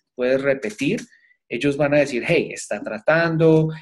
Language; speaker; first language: Spanish; native; Spanish